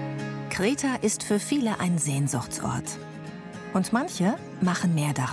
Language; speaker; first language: German; native; German